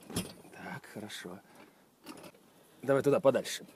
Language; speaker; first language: Russian; native; Russian